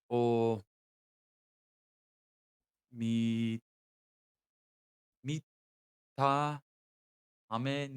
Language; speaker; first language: Japanese; non-native, learner; English